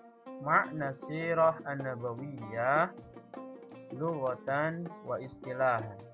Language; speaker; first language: Arabic; non-native, fluent; Indonesian